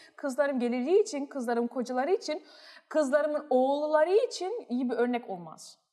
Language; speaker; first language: Turkish; early bilingual, heritage; Turkish